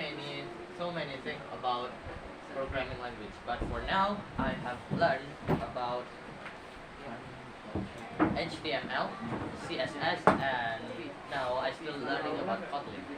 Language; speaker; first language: English; non-native, learner; Indonesian